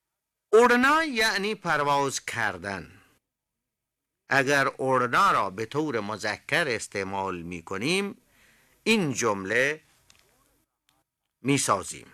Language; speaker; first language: Persian; non-native, fluent; Hindi